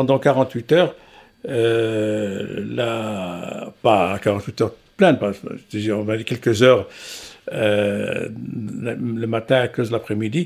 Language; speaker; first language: French; non-native, local second language; Arabic